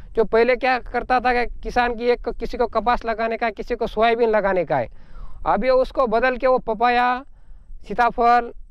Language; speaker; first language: Hindi; non-native, local second language; Marathi